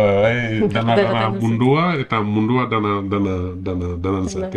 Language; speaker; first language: Basque; non-native, learner; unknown